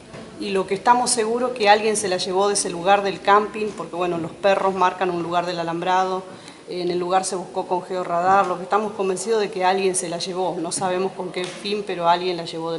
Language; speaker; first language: Spanish; native; Spanish